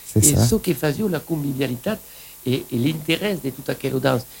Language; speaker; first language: French; native; French